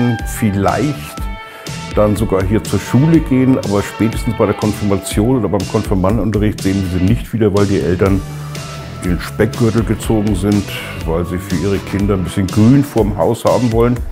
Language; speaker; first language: German; native; German